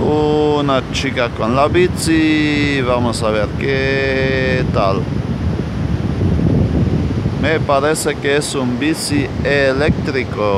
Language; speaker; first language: Spanish; non-native, fluent; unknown